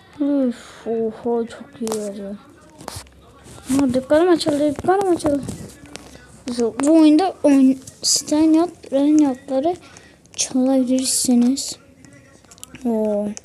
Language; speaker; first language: Turkish; native; Turkish